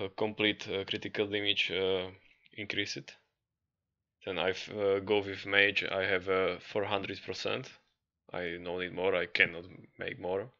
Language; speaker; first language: English; non-native, learner; Slovak